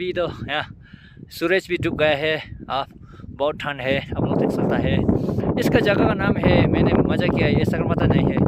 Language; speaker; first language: Hindi; non-native, fluent; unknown